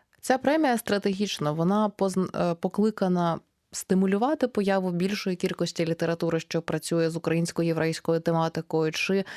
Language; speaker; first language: Ukrainian; native; Ukrainian